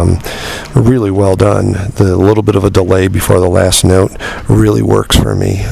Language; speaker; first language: English; native; English